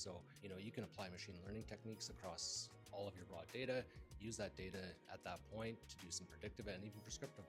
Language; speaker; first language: English; native; English